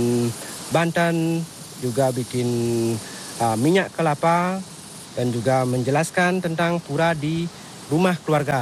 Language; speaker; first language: Indonesian; non-native, local second language; Balinese